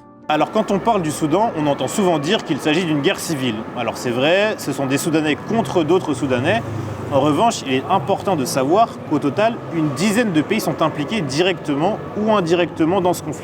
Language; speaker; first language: French; native; French